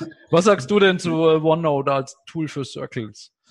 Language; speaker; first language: German; native; German